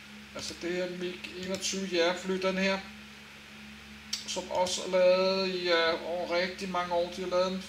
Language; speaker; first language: Danish; native; Danish